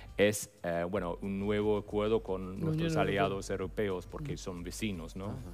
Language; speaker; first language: Spanish; non-native, fluent; English